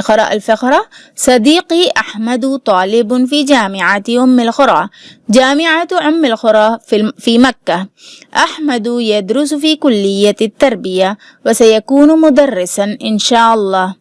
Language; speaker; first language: Arabic; non-native, fluent; Urdu